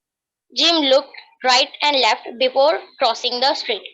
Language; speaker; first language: English; non-native, learner; Hindi